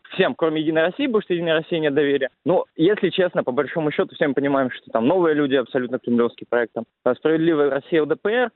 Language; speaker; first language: Russian; native; Russian